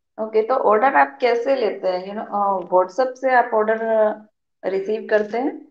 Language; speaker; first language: Hindi; native; Hindi